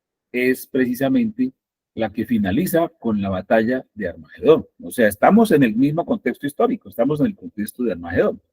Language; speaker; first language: Spanish; native; Spanish